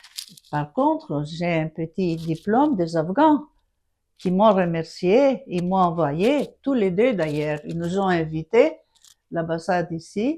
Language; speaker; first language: French; non-native, fluent; Greek